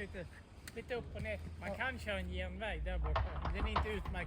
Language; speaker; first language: Swedish; native; Swedish